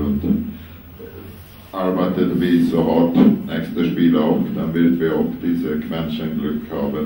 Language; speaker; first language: German; non-native, fluent; Swedish